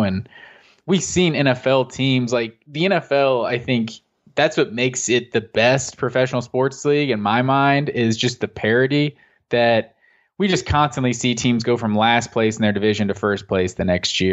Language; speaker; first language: English; native; English